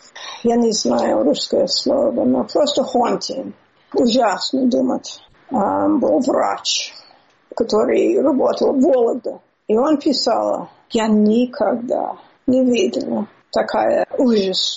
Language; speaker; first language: Russian; non-native, learner; English